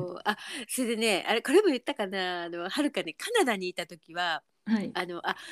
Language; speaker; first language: Japanese; native; Japanese